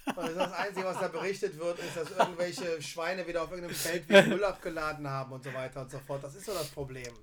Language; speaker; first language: German; native; German